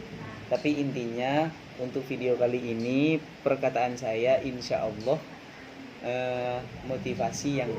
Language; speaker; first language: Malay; non-native, local second language; Madurese